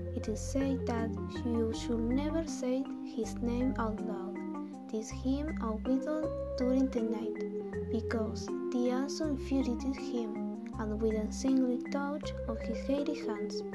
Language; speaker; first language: English; non-native, learner; Spanish